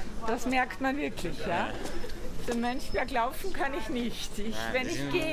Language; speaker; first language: German; native; German